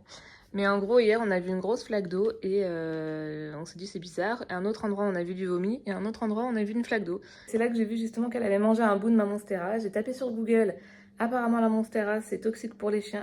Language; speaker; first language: French; native; French